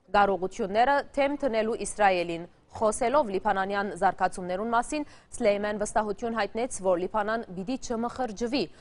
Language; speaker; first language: Armenian; early bilingual, heritage; Armenian